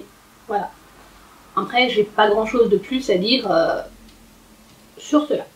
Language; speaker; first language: French; native; French